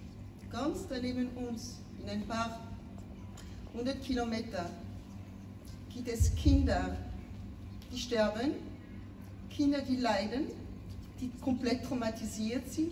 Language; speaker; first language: German; non-native, fluent; Ukrainian